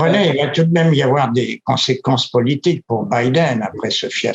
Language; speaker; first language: French; native; French